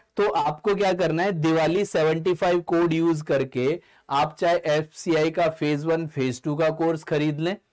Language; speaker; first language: Hindi; native; Hindi